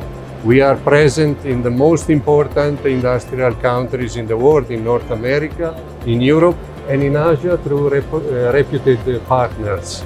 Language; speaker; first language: English; non-native, fluent; Italian